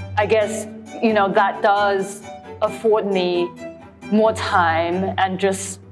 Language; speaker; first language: English; non-native, fluent; Chinese